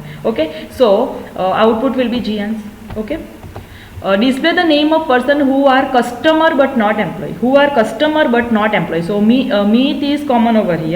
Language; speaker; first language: English; non-native, local second language; Gujarati